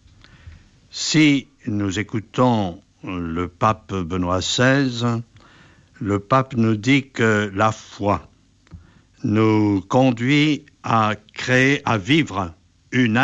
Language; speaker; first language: French; native; French